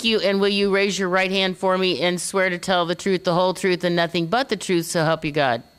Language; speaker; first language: English; native; English